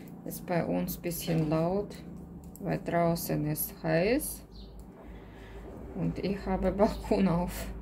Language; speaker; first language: German; non-native, learner; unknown